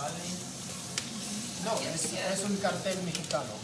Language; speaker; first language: Spanish; non-native, learner; Russian